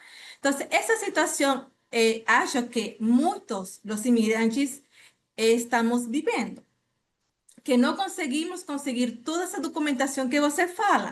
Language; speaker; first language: Portuguese; non-native, fluent; Spanish